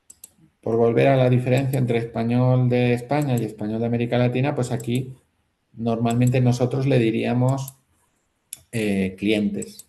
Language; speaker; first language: Spanish; native; Spanish